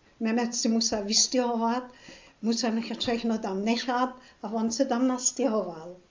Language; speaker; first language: Czech; non-native, local second language; German